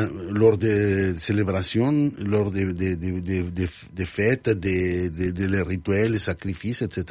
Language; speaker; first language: French; non-native, fluent; Spanish